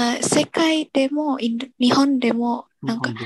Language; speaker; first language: Japanese; non-native, learner; Indonesian